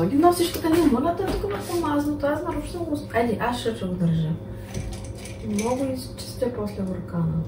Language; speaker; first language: Bulgarian; native; Bulgarian